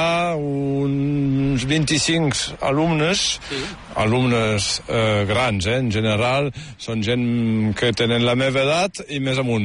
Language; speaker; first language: Catalan; native; Catalan